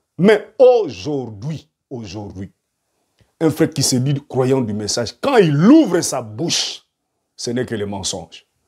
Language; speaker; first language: French; non-native, local second language; Lingala